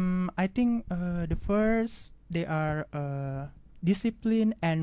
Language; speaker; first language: English; non-native, learner; Indonesian